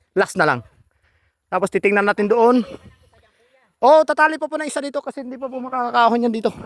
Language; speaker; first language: Filipino; native; Filipino